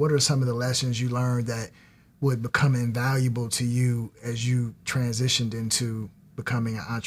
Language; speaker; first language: English; native; English